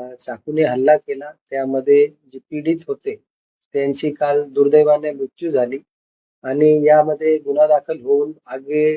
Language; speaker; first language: Marathi; non-native, local second language; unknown